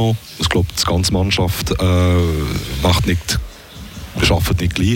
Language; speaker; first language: German; native; German